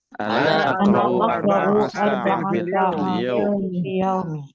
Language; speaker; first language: Arabic; non-native, learner; Indonesian